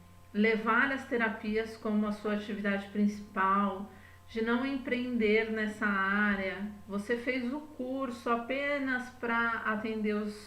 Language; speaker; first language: Portuguese; native; Portuguese